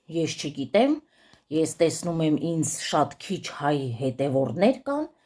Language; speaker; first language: Armenian; early bilingual, heritage; Armenian